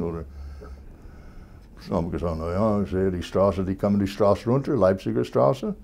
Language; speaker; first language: German; non-native, learner; English